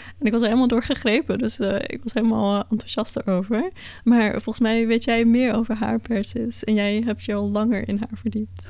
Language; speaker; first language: Dutch; early bilingual, other home language; Persian